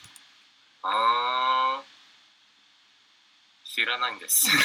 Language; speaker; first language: Japanese; non-native, learner; English